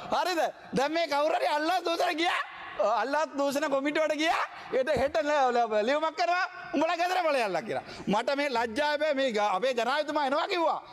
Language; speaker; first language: Sinhala; non-native, local second language; Tamil